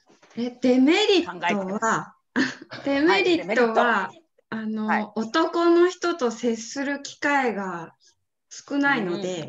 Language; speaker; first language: Japanese; non-native, learner; Indonesian